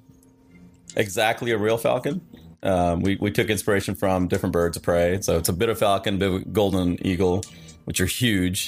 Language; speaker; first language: English; non-native, local second language; Sinhala